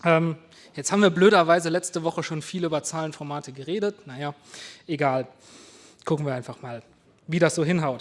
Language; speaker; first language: German; native; German